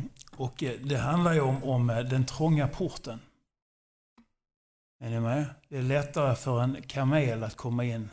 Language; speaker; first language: Swedish; non-native, fluent; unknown